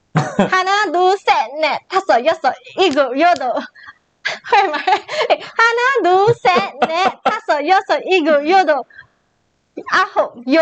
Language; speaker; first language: Korean; non-native, learner; English